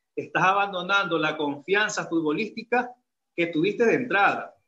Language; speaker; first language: Spanish; native; Spanish